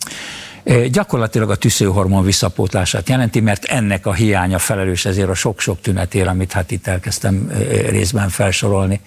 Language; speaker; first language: Hungarian; native; Hungarian